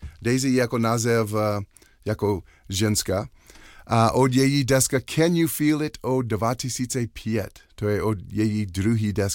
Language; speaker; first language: Czech; non-native, learner; English